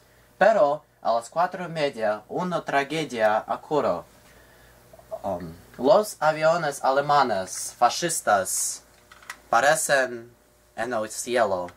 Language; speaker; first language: Spanish; non-native, learner; English